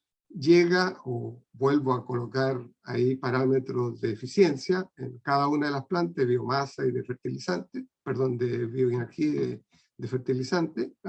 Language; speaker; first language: Spanish; non-native, fluent; Portuguese